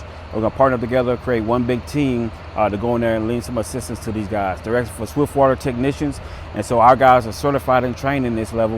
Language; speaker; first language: English; native; English